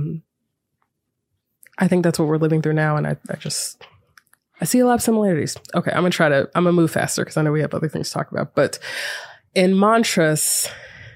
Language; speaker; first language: English; native; English